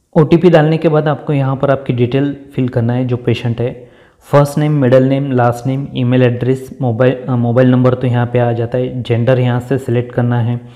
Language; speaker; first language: Hindi; non-native, local second language; Marathi